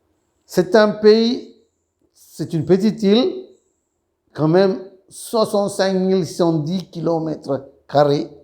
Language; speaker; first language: French; non-native, fluent; Sinhala